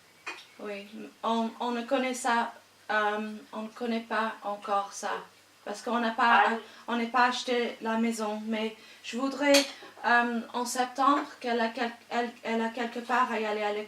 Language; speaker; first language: French; non-native, learner; English